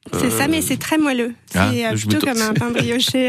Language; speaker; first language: French; native; French